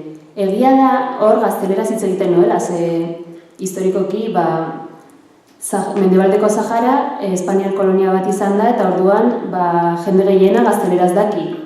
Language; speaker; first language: Basque; early bilingual, other home language; Arabic